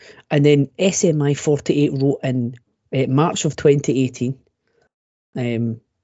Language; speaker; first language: English; native; English